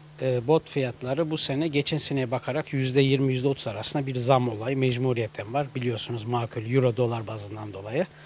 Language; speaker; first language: Turkish; native; Turkish